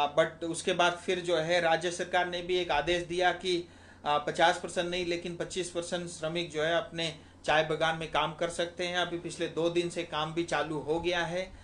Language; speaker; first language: Hindi; non-native, local second language; Nepali